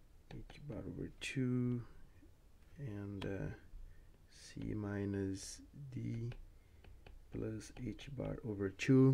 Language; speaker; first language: English; non-native, fluent; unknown